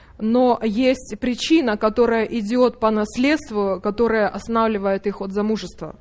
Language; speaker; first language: Russian; native; Russian